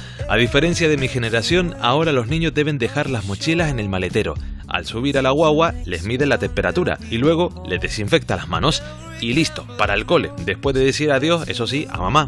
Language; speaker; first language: Spanish; native; Spanish